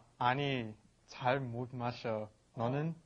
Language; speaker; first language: Korean; non-native, learner; English